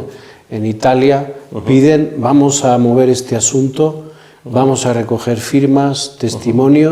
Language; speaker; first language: Spanish; native; Spanish